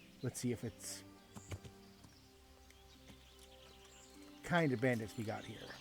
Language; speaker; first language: English; native; English